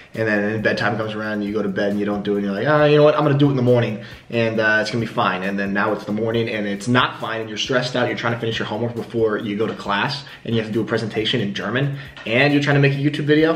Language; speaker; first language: English; native; English